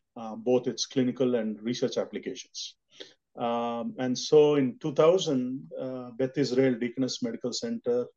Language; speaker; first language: English; non-native, local second language; Telugu